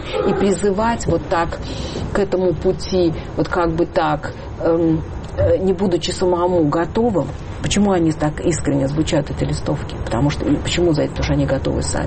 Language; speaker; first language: Russian; native; Russian